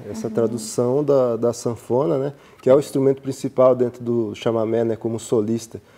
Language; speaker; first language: Portuguese; native; Portuguese